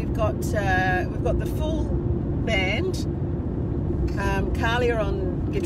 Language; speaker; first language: English; native; English